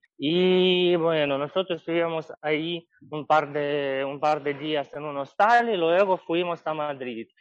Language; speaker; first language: Spanish; non-native, fluent; Ukrainian